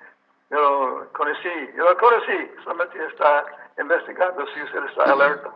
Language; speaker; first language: Spanish; non-native, learner; English